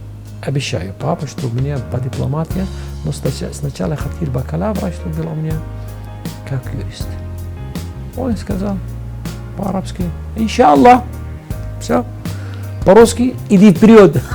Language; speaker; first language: Russian; non-native, fluent; Arabic